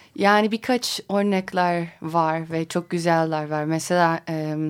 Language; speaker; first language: Turkish; non-native, learner; English